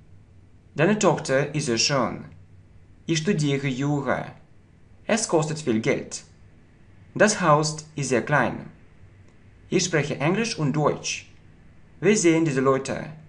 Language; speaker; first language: German; non-native, fluent; Russian